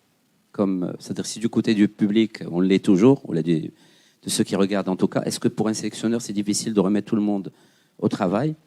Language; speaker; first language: French; non-native, local second language; Arabic